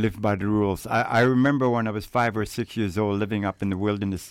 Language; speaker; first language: English; native; English